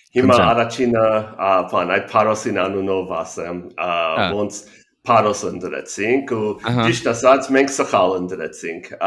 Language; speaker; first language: Armenian; early bilingual, heritage; Armenian